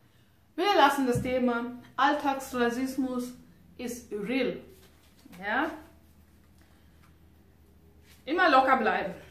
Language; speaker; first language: German; non-native, fluent; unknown